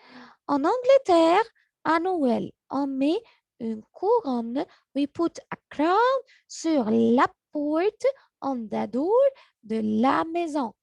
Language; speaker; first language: French; non-native, learner; Arabic